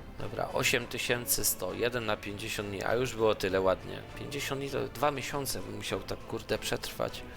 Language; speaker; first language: Polish; native; Polish